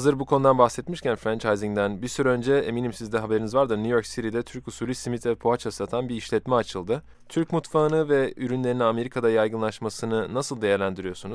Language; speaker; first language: Turkish; native; Turkish